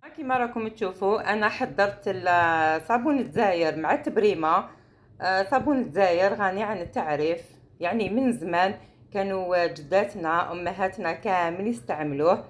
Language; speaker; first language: Arabic; native; Arabic